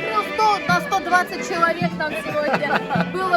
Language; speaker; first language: Russian; native; Russian